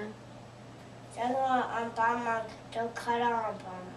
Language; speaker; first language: Japanese; early bilingual, heritage; Japanese